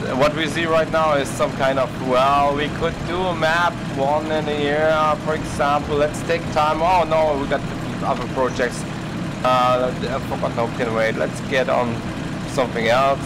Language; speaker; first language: English; non-native, fluent; German